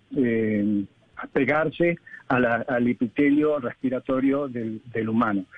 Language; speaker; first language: Spanish; native; Spanish